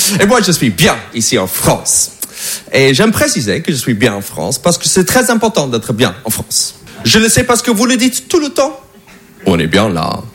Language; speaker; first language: French; non-native, fluent; English